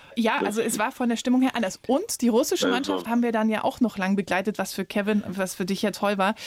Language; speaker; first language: German; native; German